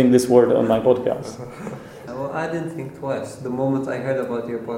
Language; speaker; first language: English; non-native, fluent; Arabic